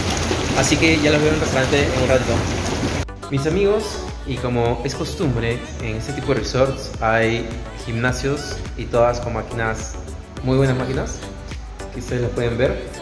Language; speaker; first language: Spanish; native; Spanish